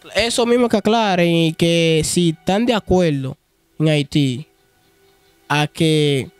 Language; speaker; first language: Spanish; non-native, fluent; Haitian Creole